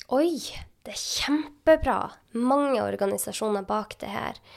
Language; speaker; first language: Norwegian; native; Norwegian